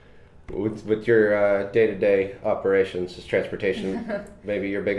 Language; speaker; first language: English; native; English